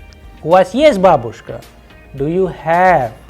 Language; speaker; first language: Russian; non-native, fluent; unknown